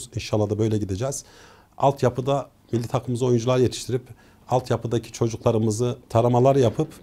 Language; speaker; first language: Turkish; native; Turkish